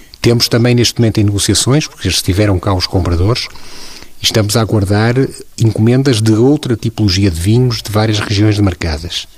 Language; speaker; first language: Portuguese; native; Portuguese